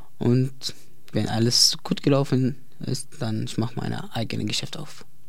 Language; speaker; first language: German; non-native, learner; Arabic